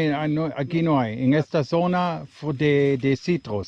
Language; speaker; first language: Spanish; non-native, learner; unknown